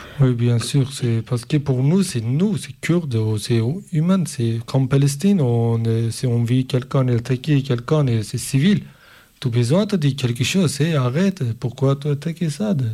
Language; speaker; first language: French; non-native, learner; Kurdish